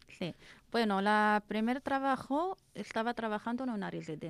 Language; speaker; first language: Spanish; non-native, learner; Arabic